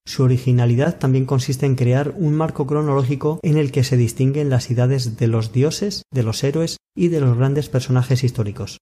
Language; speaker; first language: Spanish; native; Spanish